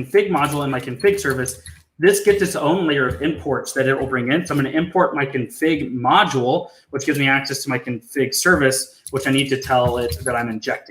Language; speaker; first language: English; native; English